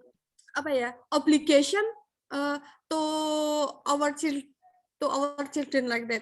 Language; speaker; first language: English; non-native, learner; Indonesian